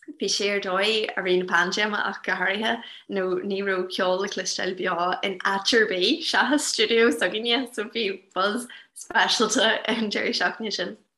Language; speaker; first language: Irish; non-native, local second language; English